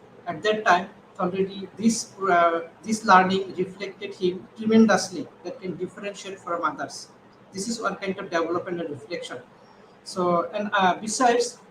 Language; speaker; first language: English; non-native, learner; Bangla